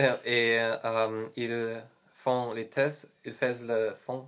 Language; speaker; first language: French; non-native, learner; Polish